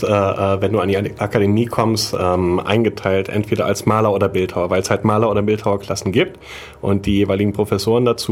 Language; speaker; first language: German; native; German